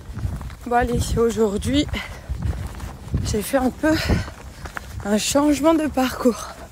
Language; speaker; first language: French; native; French